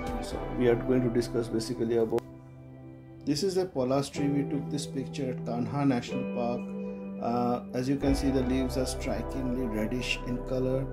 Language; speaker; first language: English; non-native, local second language; Hindi